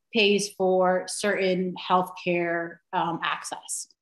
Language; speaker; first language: English; native; English